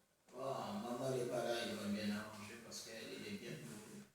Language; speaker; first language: French; native; French